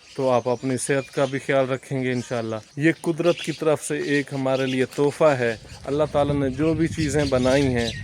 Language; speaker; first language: Urdu; non-native, local second language; Punjabi